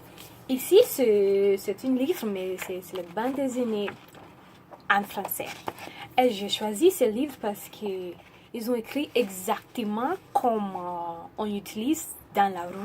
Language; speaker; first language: French; non-native, learner; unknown